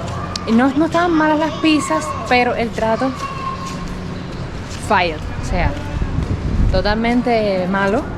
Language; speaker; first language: Spanish; native; Spanish